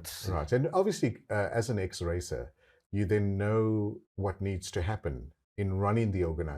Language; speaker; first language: English; native; English